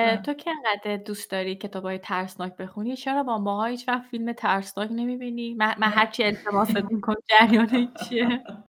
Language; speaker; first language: Persian; native; Persian